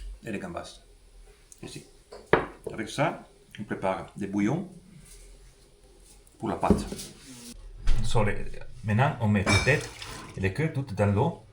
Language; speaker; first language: French; non-native, fluent; Italian